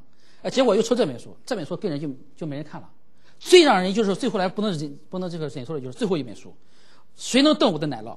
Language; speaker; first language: Chinese; native; Chinese